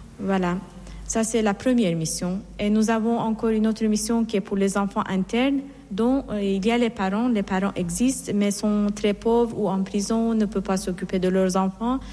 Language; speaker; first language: French; non-native, fluent; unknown